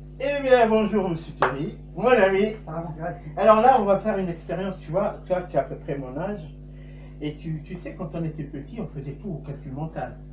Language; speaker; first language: French; non-native, local second language; Arabic